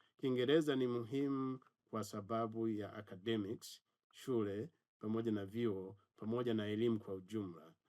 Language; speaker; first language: Swahili; non-native, local second language; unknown